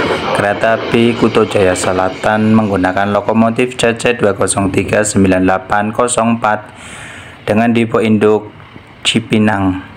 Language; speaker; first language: Indonesian; native; Indonesian